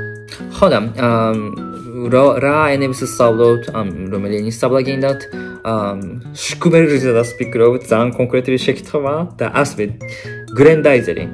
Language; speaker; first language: Georgian; non-native, fluent; Japanese